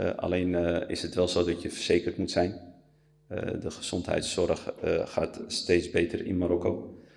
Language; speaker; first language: Dutch; early bilingual, other home language; Riffian